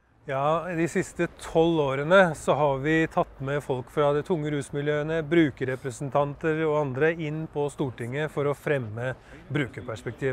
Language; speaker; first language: Norwegian; native; Norwegian